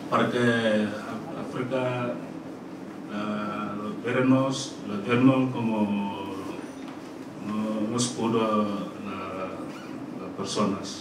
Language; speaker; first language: Spanish; non-native, learner; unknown